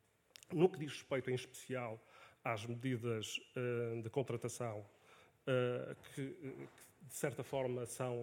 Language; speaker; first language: Portuguese; native; Portuguese